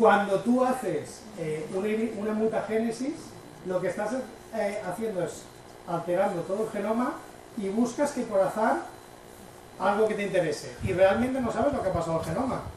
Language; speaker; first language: Spanish; non-native, local second language; Catalan